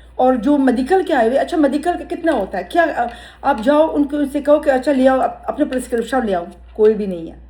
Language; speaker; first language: Urdu; early bilingual, heritage; Urdu